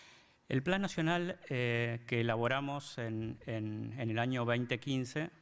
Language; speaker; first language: Spanish; native; Spanish